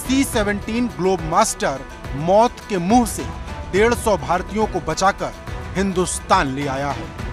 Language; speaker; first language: Hindi; native; Hindi